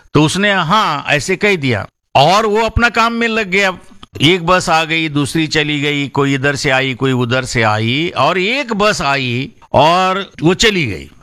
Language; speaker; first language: Hindi; non-native, local second language; Marathi